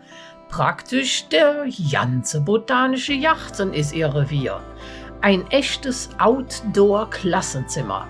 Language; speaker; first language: German; native; German